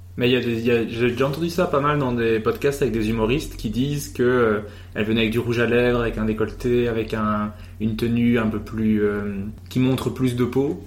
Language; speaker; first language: French; native; French